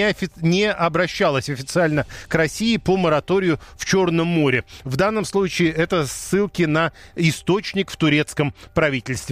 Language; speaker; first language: Russian; native; Russian